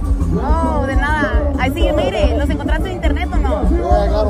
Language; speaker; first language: Spanish; early bilingual, heritage; Spanish